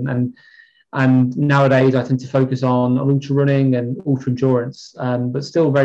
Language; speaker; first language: English; native; English